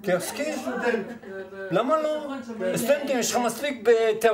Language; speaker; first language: Hebrew; non-native, fluent; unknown